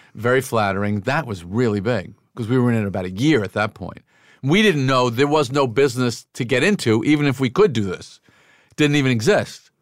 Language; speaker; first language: English; native; English